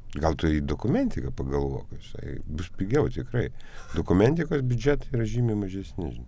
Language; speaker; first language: Lithuanian; native; Lithuanian